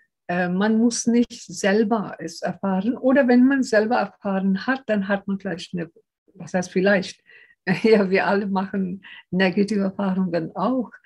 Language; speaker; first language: German; non-native, fluent; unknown